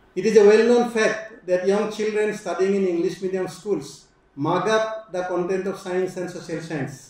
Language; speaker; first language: English; non-native, local second language; Assamese